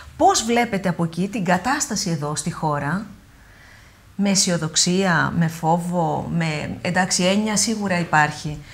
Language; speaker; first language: Greek; native; Greek